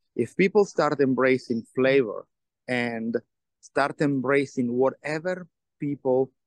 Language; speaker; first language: English; non-native, fluent; Italian